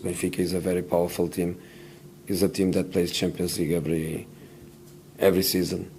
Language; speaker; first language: English; non-native, fluent; Portuguese